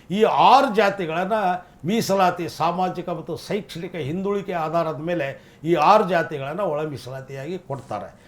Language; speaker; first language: Kannada; non-native, local second language; Lambadi